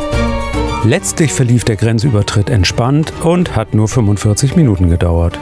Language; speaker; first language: German; native; German